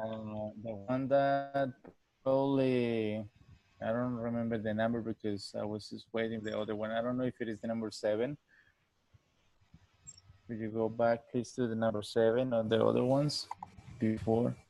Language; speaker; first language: English; non-native, learner; Spanish